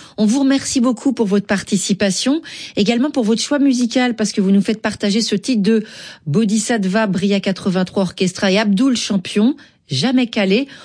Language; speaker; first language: French; native; French